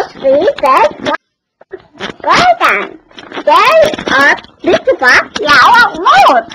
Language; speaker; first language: English; non-native, learner; Korean